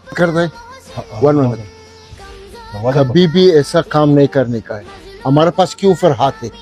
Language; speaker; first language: Hindi; non-native, learner; Arabic